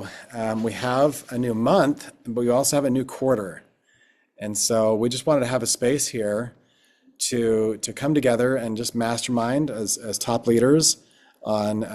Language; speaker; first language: English; native; English